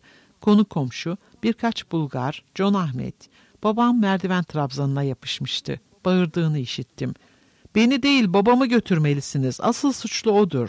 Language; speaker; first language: Turkish; native; Turkish